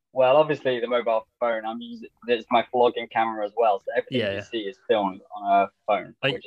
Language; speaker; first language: English; native; English